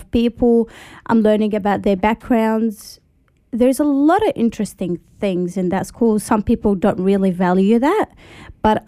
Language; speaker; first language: English; early bilingual, other home language; Arabic